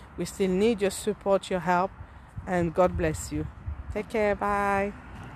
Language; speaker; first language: English; non-native, fluent; Haitian Creole